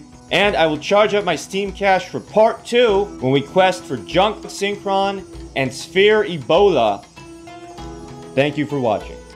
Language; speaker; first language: English; native; English